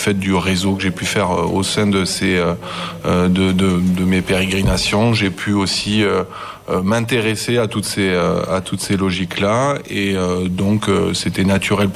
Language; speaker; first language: French; native; French